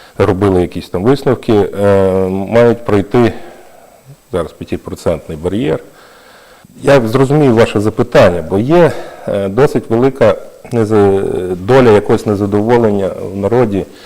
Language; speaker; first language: Ukrainian; native; Ukrainian